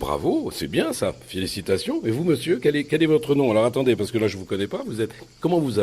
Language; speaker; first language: French; native; French